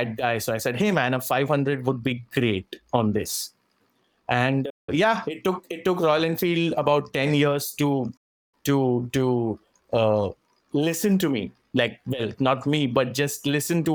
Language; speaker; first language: English; non-native, local second language; Marathi